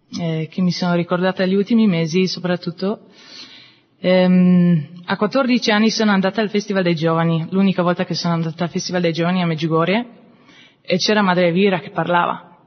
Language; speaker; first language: Italian; non-native, fluent; German